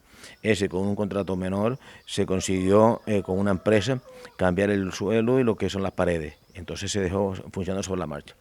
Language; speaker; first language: Spanish; native; Spanish